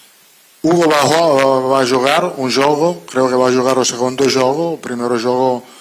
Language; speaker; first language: Portuguese; non-native, learner; Italian